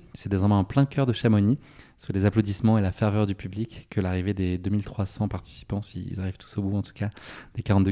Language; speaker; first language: French; native; French